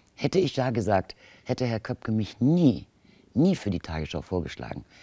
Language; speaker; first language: German; native; German